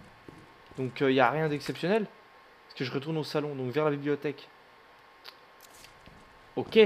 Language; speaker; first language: French; native; French